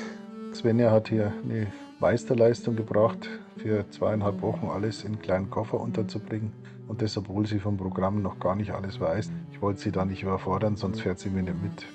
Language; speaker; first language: German; native; German